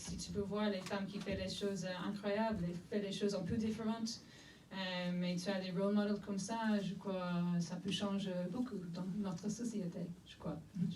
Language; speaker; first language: French; non-native, fluent; English